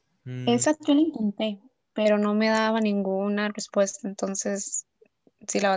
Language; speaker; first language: Spanish; native; Spanish